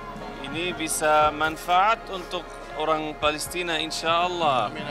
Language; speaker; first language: Indonesian; non-native, learner; Arabic